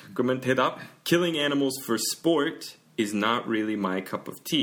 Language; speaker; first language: English; native; English